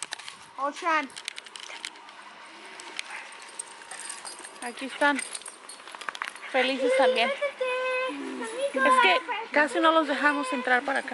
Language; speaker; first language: Spanish; native; Spanish